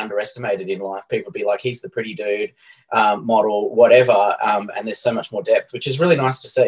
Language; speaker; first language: English; native; English